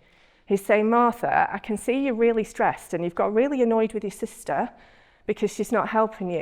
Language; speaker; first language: English; native; English